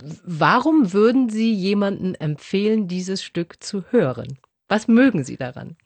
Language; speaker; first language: German; native; German